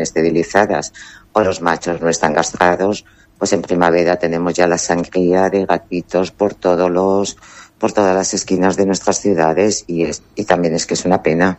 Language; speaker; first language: Spanish; native; Spanish